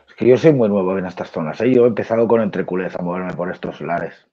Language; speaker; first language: Spanish; native; Spanish